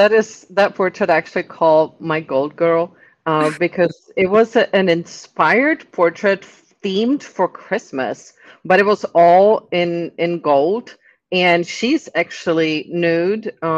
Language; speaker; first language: English; non-native, fluent; Czech